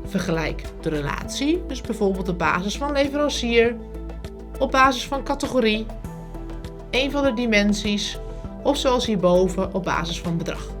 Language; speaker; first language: Dutch; native; Dutch